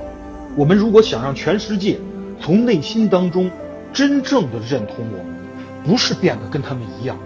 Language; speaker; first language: Chinese; native; Chinese